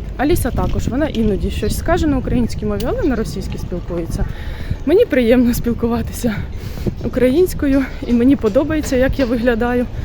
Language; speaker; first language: Ukrainian; non-native, local second language; Russian